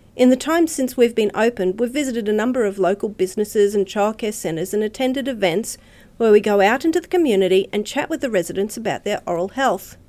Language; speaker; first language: English; native; English